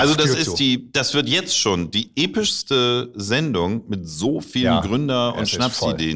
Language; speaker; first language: German; native; German